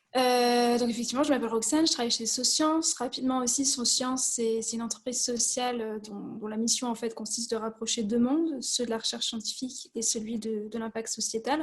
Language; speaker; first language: French; native; French